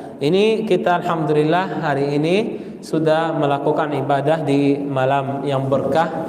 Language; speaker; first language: Indonesian; non-native, fluent; Arabic